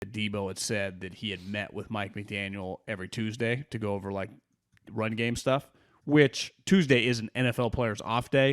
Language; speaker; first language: English; native; English